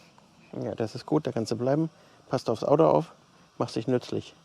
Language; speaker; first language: German; native; German